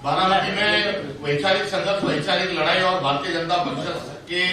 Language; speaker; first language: Hindi; non-native, local second language; Marathi